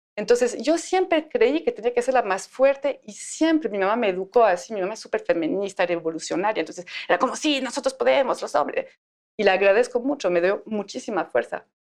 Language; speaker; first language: Spanish; non-native, fluent; French